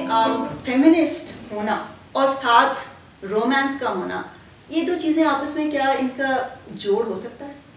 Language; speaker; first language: Urdu; native; Urdu